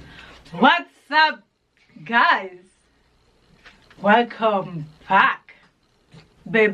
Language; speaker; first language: English; non-native, learner; Haitian Creole